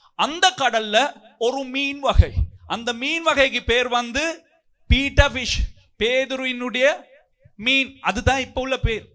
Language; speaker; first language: Tamil; non-native, local second language; Sinhala